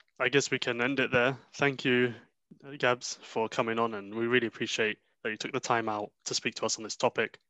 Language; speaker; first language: English; early bilingual, other home language; Arabic